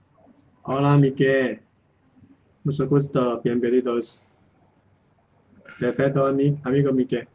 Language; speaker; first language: Spanish; non-native, learner; Chinese